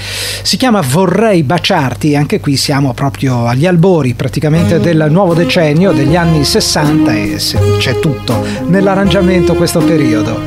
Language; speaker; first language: Italian; native; Italian